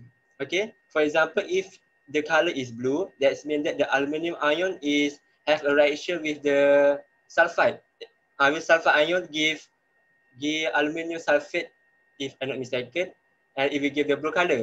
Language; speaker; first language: English; non-native, local second language; Malay